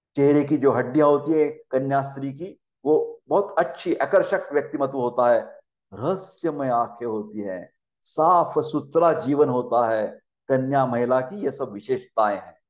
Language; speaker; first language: Hindi; non-native, local second language; Marathi